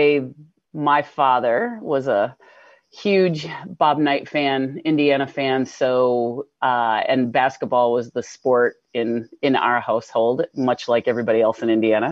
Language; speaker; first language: English; native; English